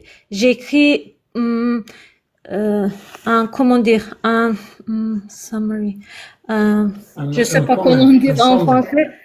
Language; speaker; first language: French; non-native, learner; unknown